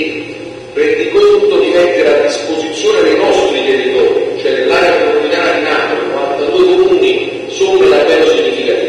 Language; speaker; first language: Italian; native; Italian